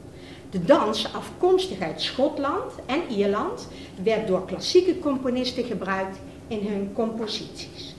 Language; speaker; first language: Dutch; native; Dutch